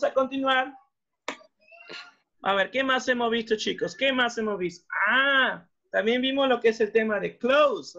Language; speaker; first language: Spanish; native; Spanish